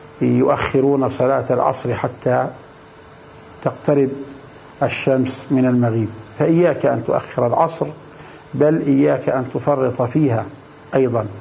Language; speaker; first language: Arabic; native; Arabic